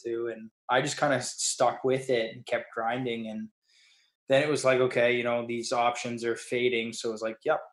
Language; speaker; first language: English; native; English